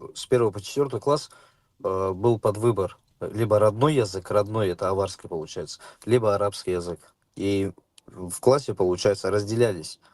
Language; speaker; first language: Russian; non-native, local second language; Avaric